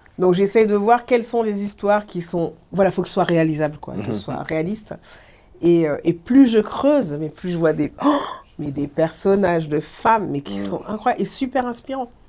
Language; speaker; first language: French; early bilingual, other home language; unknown